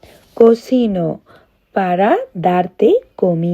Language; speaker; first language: Spanish; non-native, fluent; Bangla